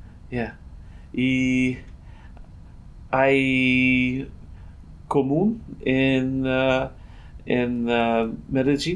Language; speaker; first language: Spanish; non-native, learner; English